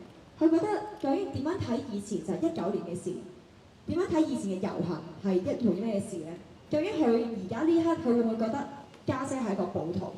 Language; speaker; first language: Cantonese; native; Cantonese